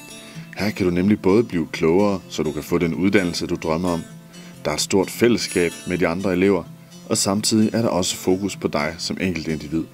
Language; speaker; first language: Danish; native; Danish